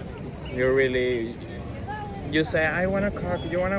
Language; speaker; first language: English; non-native, learner; Spanish